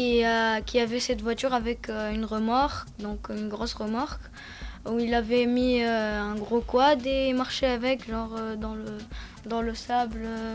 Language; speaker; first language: French; non-native, local second language; Arabic